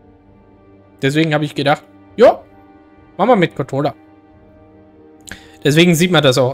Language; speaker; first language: German; native; German